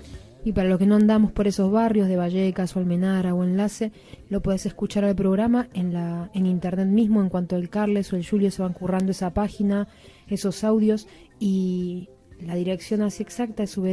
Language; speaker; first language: Spanish; native; Spanish